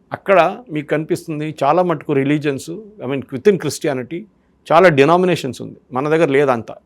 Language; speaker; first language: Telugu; non-native, fluent; Malayalam